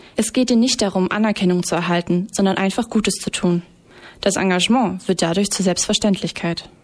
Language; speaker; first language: German; native; German